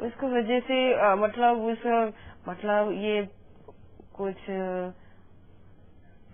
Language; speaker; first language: Hindi; non-native, local second language; Manipuri